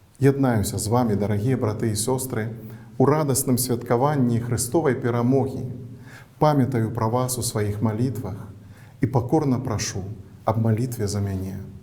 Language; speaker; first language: Belarusian; native; Belarusian